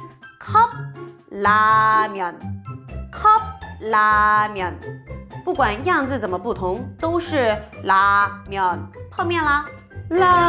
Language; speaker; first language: Chinese; non-native, fluent; Korean